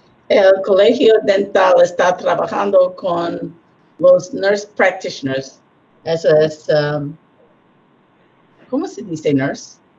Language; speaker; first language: Spanish; non-native, learner; English